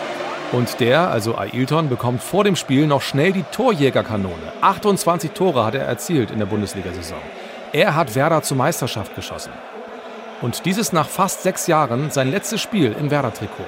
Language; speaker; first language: German; native; German